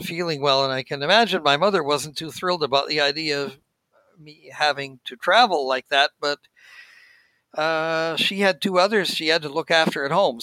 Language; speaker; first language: English; native; English